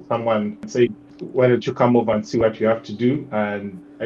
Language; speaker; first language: English; non-native, local second language; Ganda